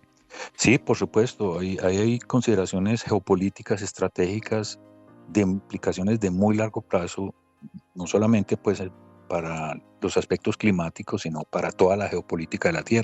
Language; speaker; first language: Spanish; native; Spanish